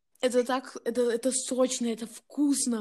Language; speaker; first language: Russian; early bilingual, heritage; Russian